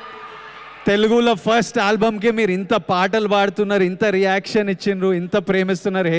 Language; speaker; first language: Telugu; native; Telugu